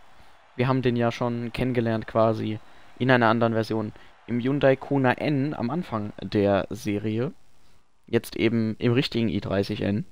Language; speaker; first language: German; native; German